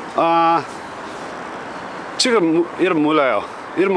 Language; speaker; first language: Korean; non-native, learner; English